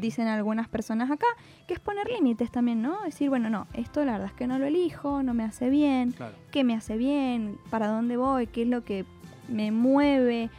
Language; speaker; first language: Spanish; native; Spanish